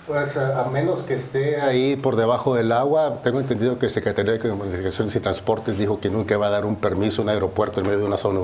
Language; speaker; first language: Spanish; native; Spanish